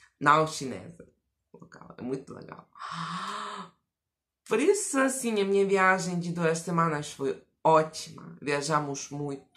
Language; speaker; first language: Portuguese; non-native, fluent; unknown